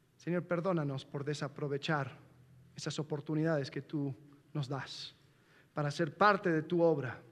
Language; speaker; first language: Spanish; non-native, fluent; English